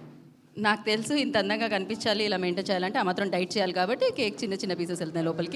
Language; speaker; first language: Telugu; native; Telugu